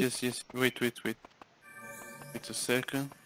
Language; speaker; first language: English; non-native, learner; Turkish